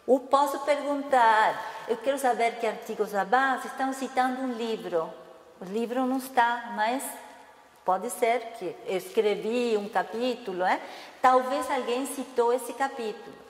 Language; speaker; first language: Portuguese; non-native, fluent; Spanish